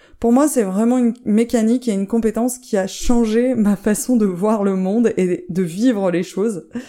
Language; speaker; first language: French; native; French